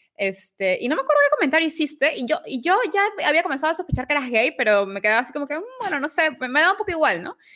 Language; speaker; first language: Spanish; native; Spanish